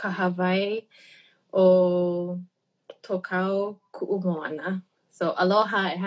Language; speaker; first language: English; native; English